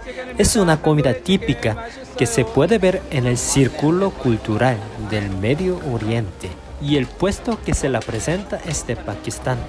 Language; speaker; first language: Spanish; non-native, fluent; Korean